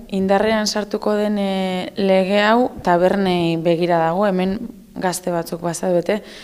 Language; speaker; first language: Basque; non-native, local second language; Spanish